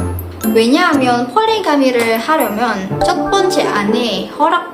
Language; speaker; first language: Korean; non-native, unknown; Indonesian